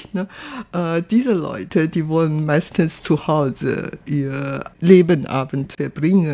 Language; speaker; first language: German; non-native, fluent; Chinese